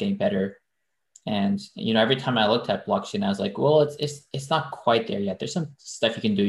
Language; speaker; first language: English; non-native, fluent; French